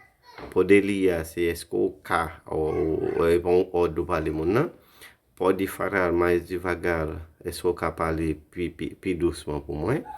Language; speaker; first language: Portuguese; non-native, learner; Haitian Creole